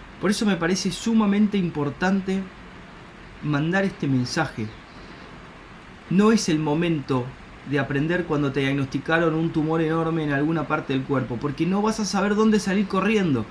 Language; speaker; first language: Spanish; native; Spanish